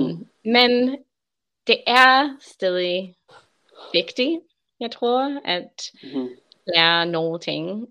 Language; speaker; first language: Danish; non-native, learner; English